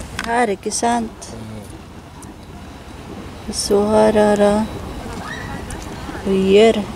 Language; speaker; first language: Norwegian; non-native, learner; Filipino